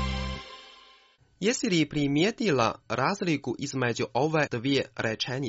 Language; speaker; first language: Croatian; non-native, fluent; Chinese